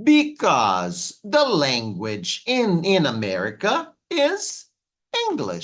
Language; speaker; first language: English; non-native, fluent; Portuguese